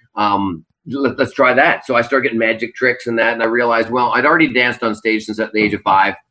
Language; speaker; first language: English; native; English